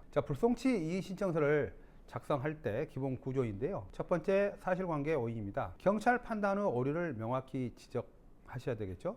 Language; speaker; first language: Korean; native; Korean